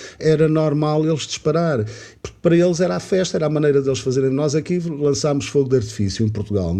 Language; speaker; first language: Portuguese; native; Portuguese